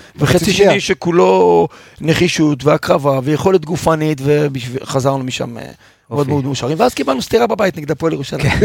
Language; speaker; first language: Hebrew; native; Hebrew